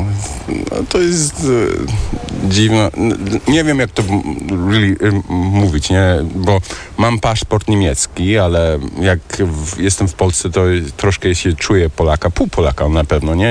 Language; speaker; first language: Polish; early bilingual, heritage; German